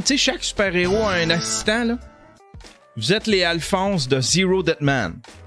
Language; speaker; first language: French; native; French